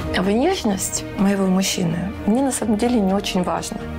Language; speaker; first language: Russian; native; Russian